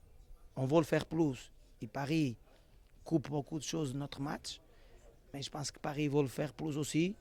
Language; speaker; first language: French; non-native, learner; Portuguese